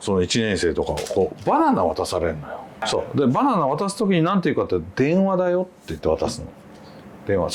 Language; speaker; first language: Japanese; native; Japanese